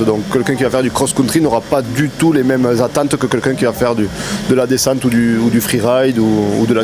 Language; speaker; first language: French; native; French